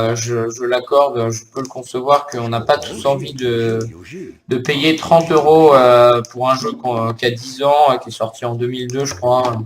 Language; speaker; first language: French; native; French